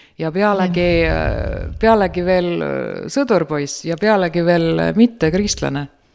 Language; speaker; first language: Estonian; native; Estonian